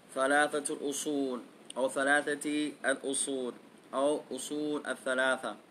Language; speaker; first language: Arabic; non-native, fluent; English